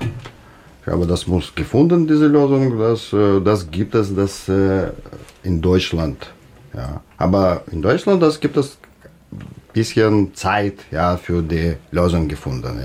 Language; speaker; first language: German; non-native, learner; Russian